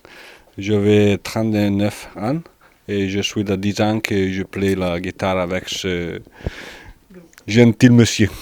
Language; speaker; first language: French; non-native, learner; Italian